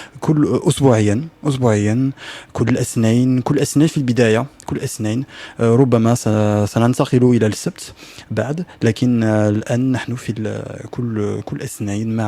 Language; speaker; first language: Arabic; non-native, learner; French